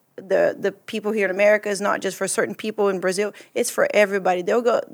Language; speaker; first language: English; early bilingual, other home language; Portuguese